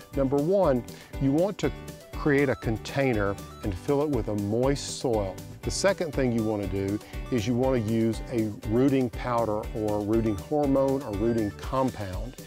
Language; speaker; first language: English; native; English